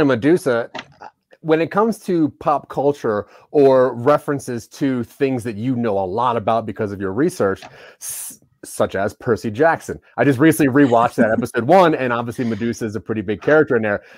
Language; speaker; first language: English; native; English